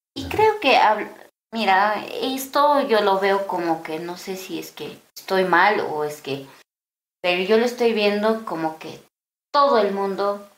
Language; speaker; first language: Spanish; native; Spanish